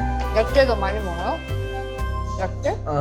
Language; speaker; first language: Korean; non-native, learner; Japanese